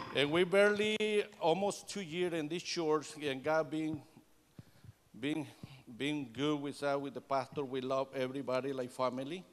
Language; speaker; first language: English; non-native, learner; Spanish